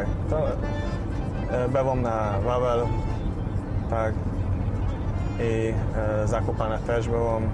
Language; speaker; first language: Polish; non-native, learner; Hungarian